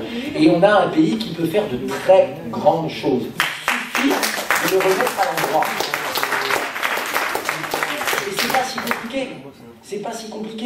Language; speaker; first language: French; native; French